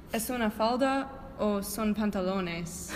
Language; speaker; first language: Spanish; non-native, learner; English